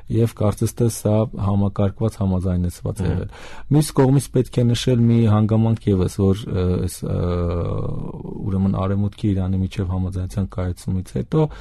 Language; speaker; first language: Armenian; native; Armenian